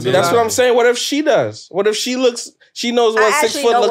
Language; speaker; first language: English; native; English